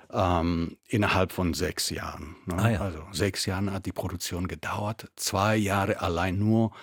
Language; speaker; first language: German; non-native, fluent; Italian